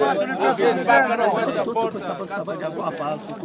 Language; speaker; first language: Italian; non-native, learner; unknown